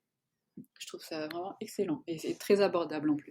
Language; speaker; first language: French; native; French